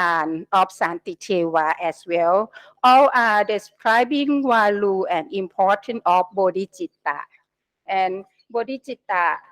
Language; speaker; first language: English; non-native, learner; Thai